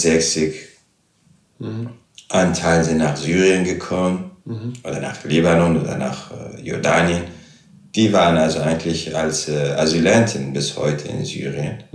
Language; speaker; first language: German; non-native, fluent; Arabic